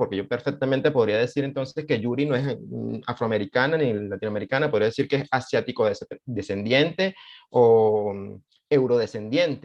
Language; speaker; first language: Spanish; native; Spanish